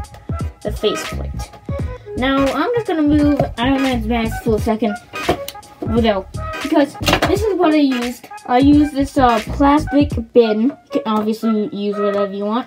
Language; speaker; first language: English; native; English